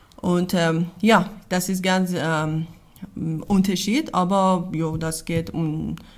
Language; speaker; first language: German; non-native, learner; Persian